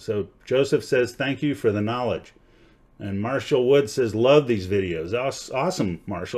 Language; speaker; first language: English; native; English